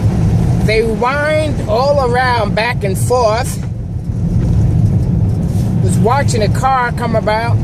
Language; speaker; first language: English; native; English